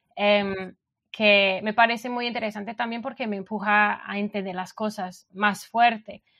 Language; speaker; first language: Spanish; non-native, fluent; English